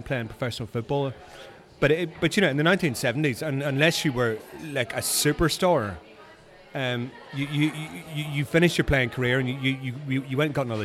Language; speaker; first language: English; native; English